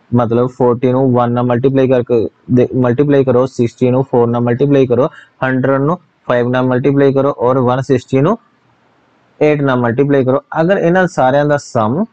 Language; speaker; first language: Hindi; non-native, local second language; Punjabi